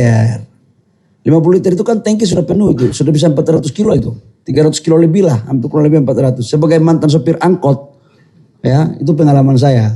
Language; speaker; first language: Indonesian; native; Indonesian